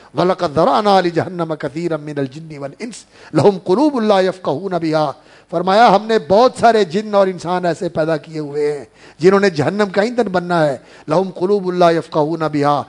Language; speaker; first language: Urdu; non-native, local second language; Punjabi